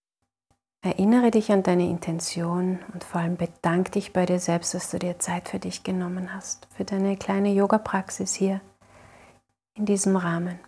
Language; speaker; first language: German; native; German